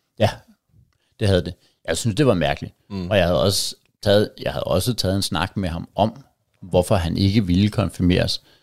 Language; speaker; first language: Danish; native; Danish